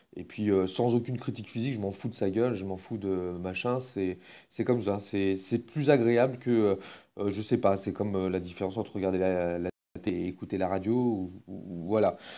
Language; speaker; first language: French; native; French